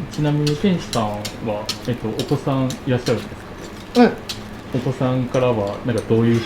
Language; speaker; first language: Japanese; native; Japanese